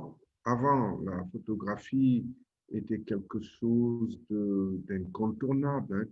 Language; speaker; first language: French; non-native, local second language; Wolof